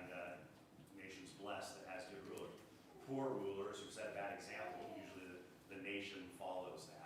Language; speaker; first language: English; native; English